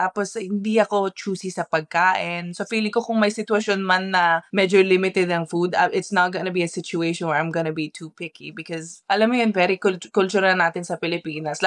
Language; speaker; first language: Filipino; early bilingual, heritage; Filipino